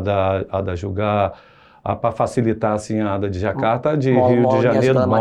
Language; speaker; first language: Indonesian; non-native, fluent; Portuguese